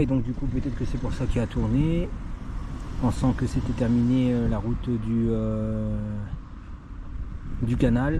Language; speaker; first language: French; native; French